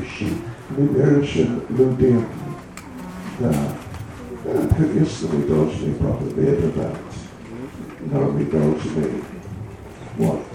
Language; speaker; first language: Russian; non-native, learner; English